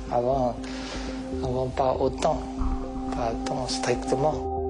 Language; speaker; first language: French; non-native, fluent; Chinese